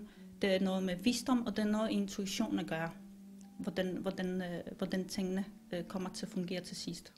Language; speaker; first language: Danish; non-native, fluent; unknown